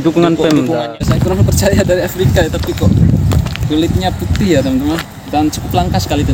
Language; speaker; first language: Indonesian; native; Indonesian